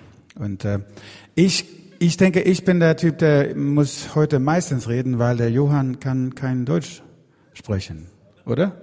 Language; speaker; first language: German; non-native, learner; Swedish